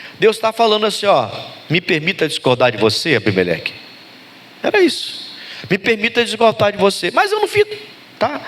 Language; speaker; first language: Portuguese; native; Portuguese